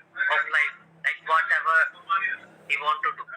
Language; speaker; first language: English; non-native, local second language; Hindi